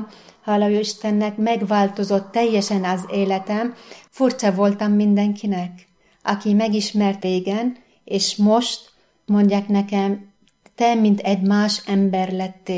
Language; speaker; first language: Hungarian; non-native, fluent; Arabic